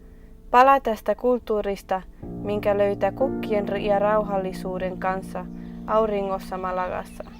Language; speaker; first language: Finnish; non-native, learner; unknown